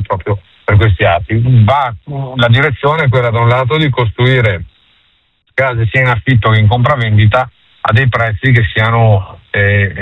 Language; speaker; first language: Italian; native; Italian